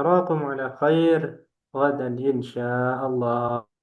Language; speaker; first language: Arabic; non-native, learner; Indonesian